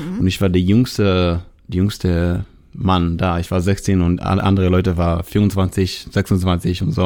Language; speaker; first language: German; non-native, learner; Hebrew